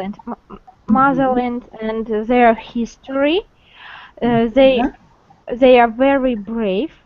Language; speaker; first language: English; non-native, learner; Russian